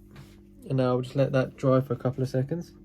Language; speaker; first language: English; native; English